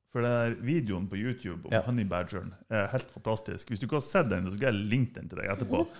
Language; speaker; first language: Norwegian; non-native, fluent; German